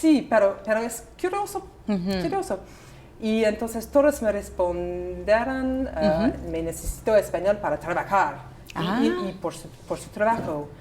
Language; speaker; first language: Spanish; non-native, learner; English